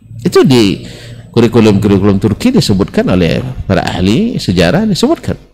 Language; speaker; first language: Indonesian; non-native, local second language; Minangkabau